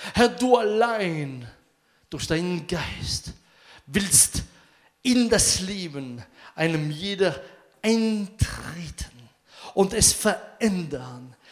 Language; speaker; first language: German; non-native, fluent; French